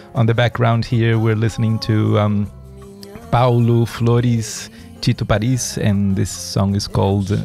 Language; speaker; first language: English; non-native, fluent; Portuguese